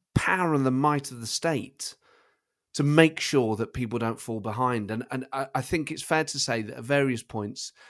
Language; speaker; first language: English; native; English